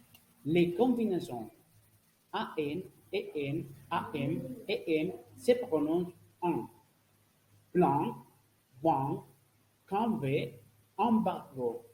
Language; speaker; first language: French; non-native, learner; Spanish